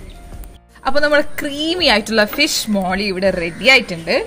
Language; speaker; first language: Malayalam; native; Malayalam